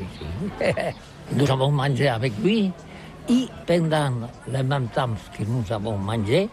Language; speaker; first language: French; non-native, learner; Catalan